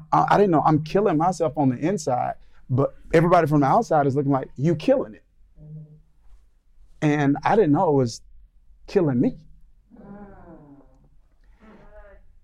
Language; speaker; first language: English; native; English